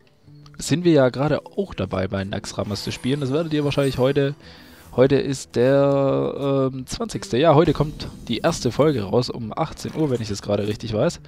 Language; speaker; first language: German; native; German